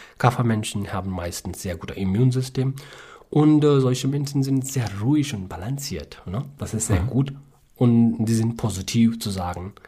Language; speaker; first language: German; non-native, learner; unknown